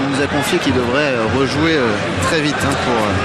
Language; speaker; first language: French; native; French